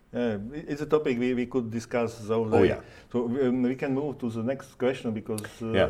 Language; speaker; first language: English; non-native, learner; Slovak